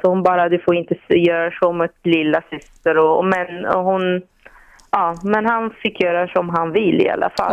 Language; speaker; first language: Swedish; non-native, fluent; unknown